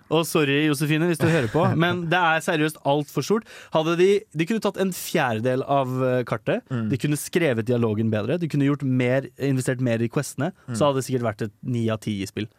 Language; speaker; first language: Norwegian; native; Norwegian